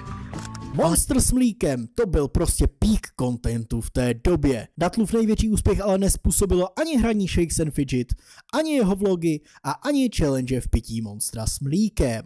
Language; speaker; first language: Czech; native; Czech